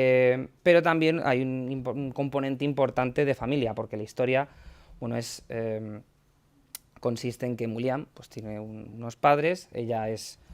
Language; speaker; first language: Spanish; native; Spanish